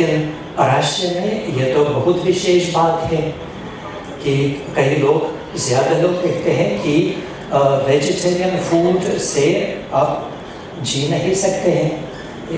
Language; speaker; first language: Hindi; non-native, fluent; Russian